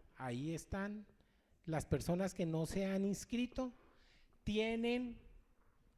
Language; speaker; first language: Spanish; native; Spanish